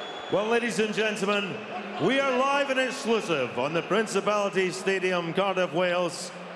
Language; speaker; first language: English; native; English